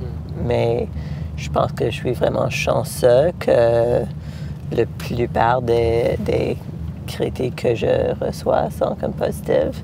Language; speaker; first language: French; non-native, local second language; English